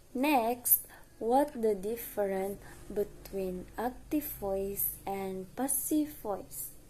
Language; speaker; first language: English; non-native, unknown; Indonesian